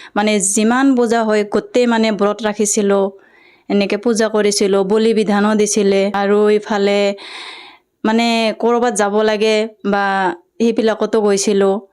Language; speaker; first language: Assamese; non-native, local second language; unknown